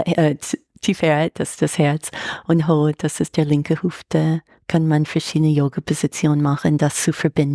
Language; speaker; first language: German; non-native, fluent; English